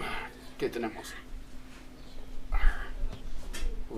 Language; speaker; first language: Spanish; non-native, learner; English